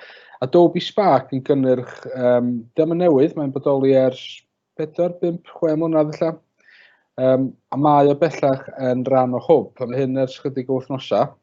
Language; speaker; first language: Welsh; native; Welsh